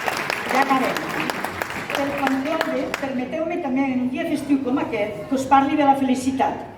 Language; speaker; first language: Catalan; native; Catalan